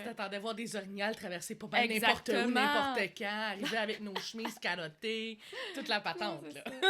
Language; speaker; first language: French; native; French